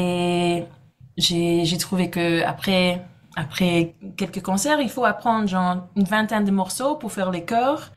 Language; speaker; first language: French; non-native, fluent; English